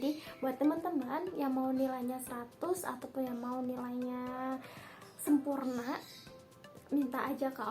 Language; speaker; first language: Indonesian; native; Indonesian